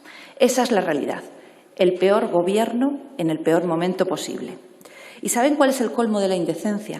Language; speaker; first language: Spanish; native; Spanish